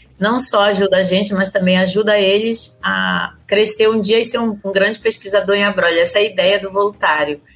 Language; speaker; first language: Portuguese; native; Portuguese